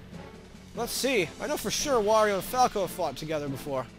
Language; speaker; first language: English; native; English